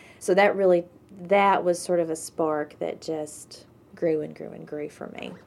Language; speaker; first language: English; native; English